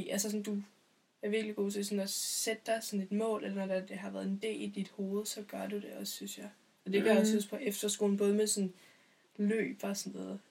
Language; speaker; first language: Danish; native; Danish